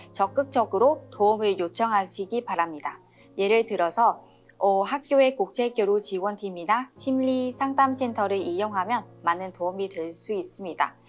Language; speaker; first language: Korean; non-native, learner; Vietnamese